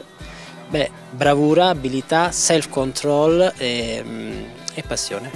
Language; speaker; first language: Italian; native; Italian